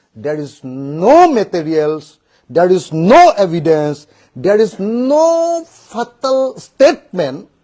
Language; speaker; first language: English; non-native, local second language; Assamese